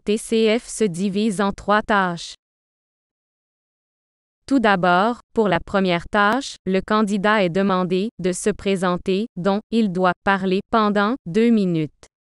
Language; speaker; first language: French; non-native, fluent; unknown